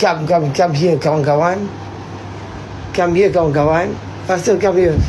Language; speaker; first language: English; non-native, local second language; Malay